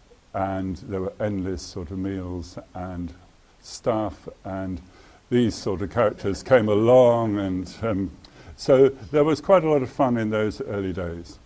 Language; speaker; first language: English; native; English